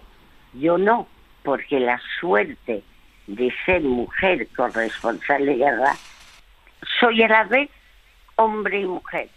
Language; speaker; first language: Spanish; early bilingual, other home language; French